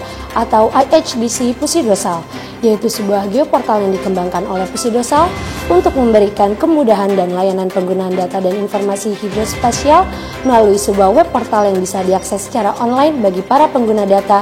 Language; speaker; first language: Indonesian; native; Indonesian